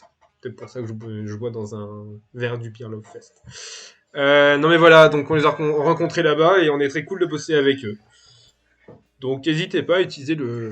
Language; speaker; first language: French; native; French